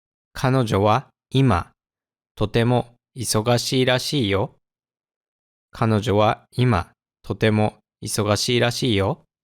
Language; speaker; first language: Japanese; non-native, fluent; English